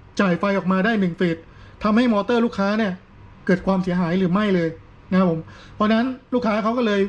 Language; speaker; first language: Thai; native; Thai